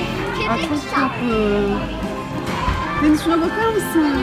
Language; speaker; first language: Turkish; native; Turkish